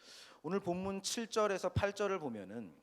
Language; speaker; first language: Korean; native; Korean